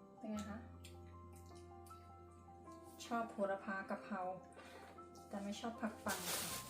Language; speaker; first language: Thai; native; Thai